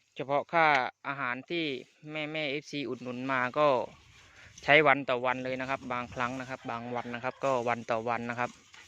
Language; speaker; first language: Thai; non-native, local second language; Khmer